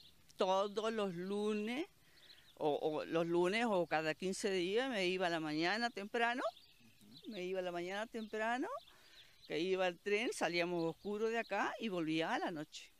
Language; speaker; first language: Spanish; native; Spanish